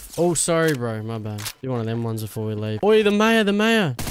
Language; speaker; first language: English; native; English